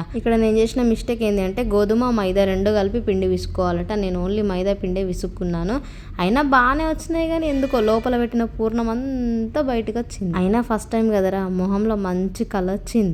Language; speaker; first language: Telugu; native; Telugu